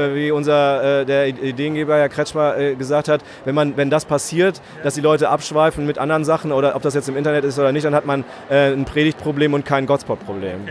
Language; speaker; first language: German; native; German